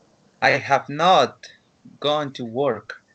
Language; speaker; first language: English; non-native, learner; Spanish